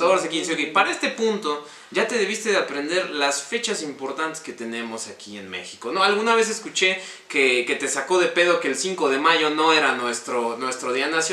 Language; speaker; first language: Spanish; native; Spanish